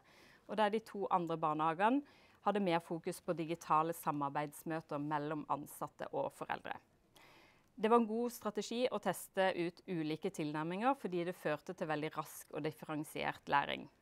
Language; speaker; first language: Norwegian; native; Norwegian